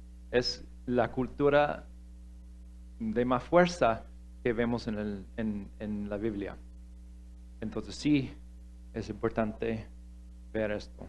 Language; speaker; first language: Spanish; non-native, fluent; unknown